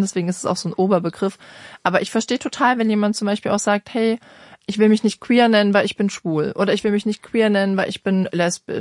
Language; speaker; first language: German; native; German